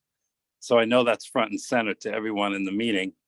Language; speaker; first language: English; native; English